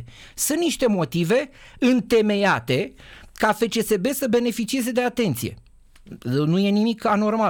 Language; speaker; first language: Romanian; native; Romanian